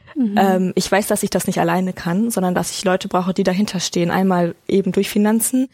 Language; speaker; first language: German; native; German